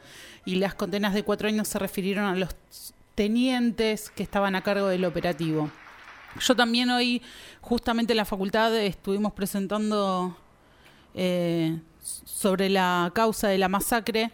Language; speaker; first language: Spanish; native; Spanish